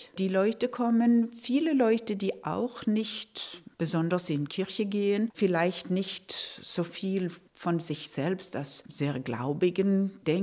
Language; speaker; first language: German; non-native, fluent; Norwegian